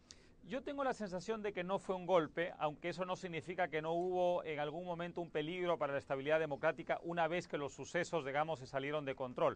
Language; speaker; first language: Spanish; native; Spanish